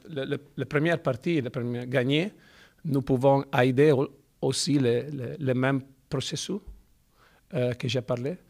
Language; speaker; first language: French; non-native, fluent; Italian